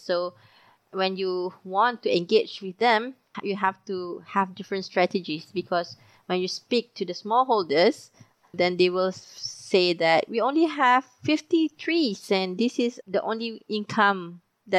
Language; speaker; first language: English; non-native, local second language; Malay